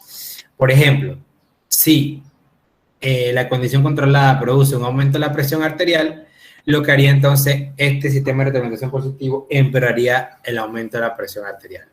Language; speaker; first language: Spanish; native; Spanish